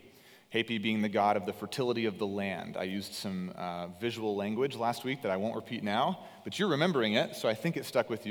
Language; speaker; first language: English; native; English